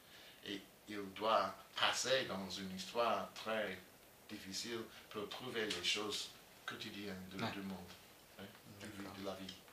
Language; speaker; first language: French; non-native, learner; English